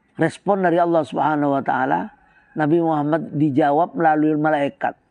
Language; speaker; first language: Indonesian; non-native, local second language; Madurese